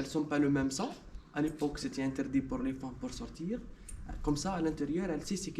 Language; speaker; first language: French; non-native, local second language; Arabic